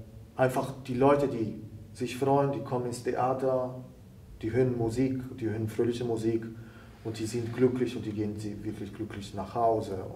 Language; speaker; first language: German; non-native, fluent; Italian